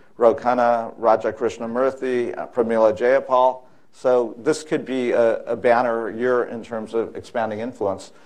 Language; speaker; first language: English; native; English